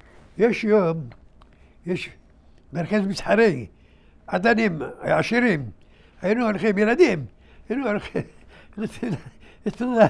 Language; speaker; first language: Hebrew; early bilingual, other home language; Arabic